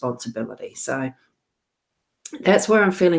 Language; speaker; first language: English; native; English